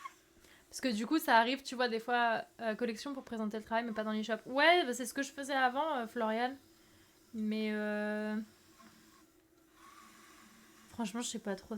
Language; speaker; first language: French; native; French